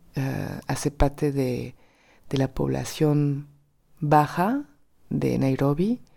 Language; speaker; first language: Spanish; non-native, fluent; French